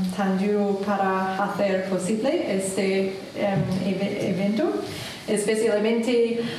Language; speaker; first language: Spanish; non-native, learner; English